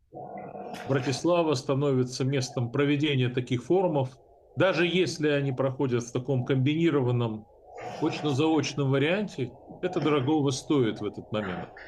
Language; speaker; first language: Russian; native; Russian